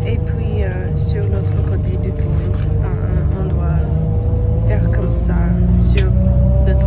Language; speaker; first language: French; non-native, learner; English